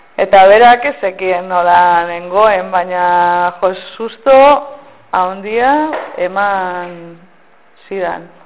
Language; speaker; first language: Basque; non-native, local second language; Spanish